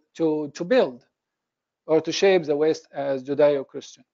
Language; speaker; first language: English; non-native, fluent; Arabic